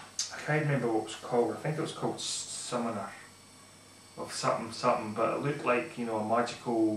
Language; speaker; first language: English; native; English